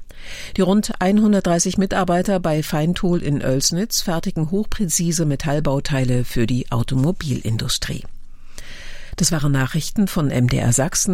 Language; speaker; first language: German; native; German